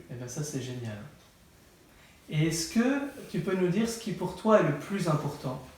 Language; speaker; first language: French; native; French